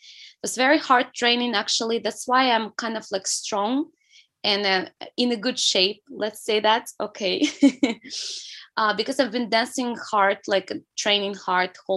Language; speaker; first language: English; non-native, fluent; Russian